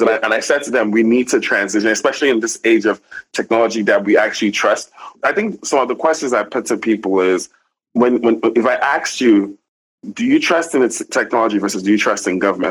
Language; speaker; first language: English; non-native, local second language; Igbo